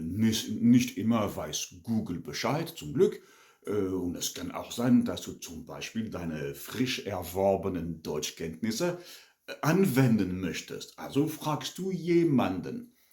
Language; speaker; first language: German; non-native, fluent; French